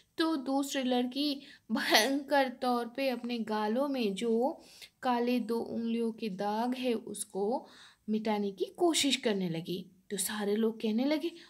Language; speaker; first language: Hindi; non-native, local second language; Bangla